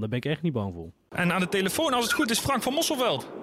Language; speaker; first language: Dutch; native; Dutch